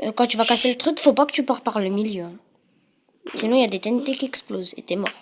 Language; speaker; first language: French; native; French